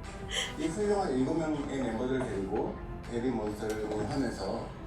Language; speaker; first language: Korean; native; Korean